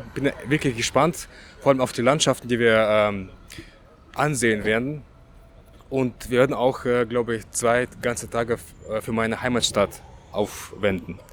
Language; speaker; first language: German; non-native, fluent; Russian